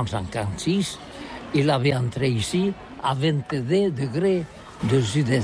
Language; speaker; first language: French; non-native, learner; Catalan